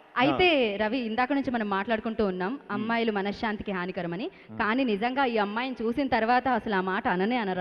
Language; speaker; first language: Telugu; native; Telugu